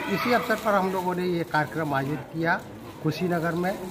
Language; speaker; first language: Hindi; native; Hindi